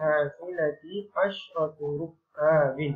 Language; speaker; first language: Arabic; non-native, fluent; Indonesian